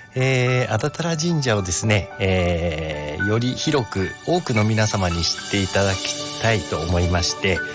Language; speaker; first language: Japanese; native; Japanese